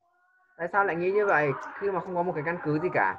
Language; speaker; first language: Vietnamese; native; Vietnamese